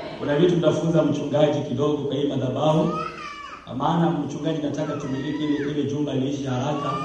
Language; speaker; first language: Swahili; non-native, local second language; Luyia